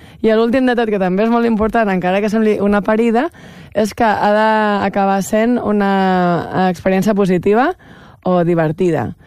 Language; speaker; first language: Catalan; native; Catalan